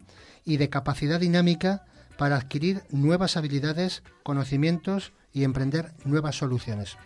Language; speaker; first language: Spanish; native; Spanish